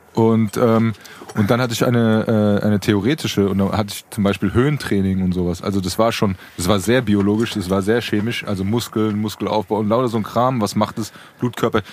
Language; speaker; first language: German; native; German